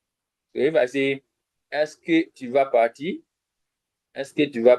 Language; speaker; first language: French; non-native, fluent; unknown